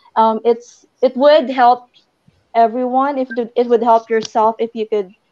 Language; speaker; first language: English; non-native, local second language; Filipino